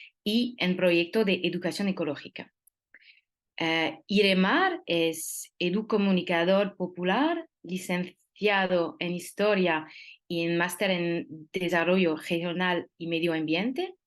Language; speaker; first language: Spanish; non-native, fluent; French